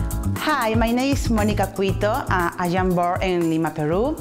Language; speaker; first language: English; non-native, learner; Spanish